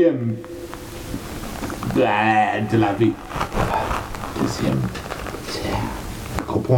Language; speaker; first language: French; non-native, learner; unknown